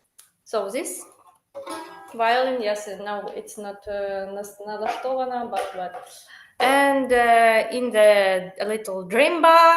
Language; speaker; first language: English; non-native, learner; Ukrainian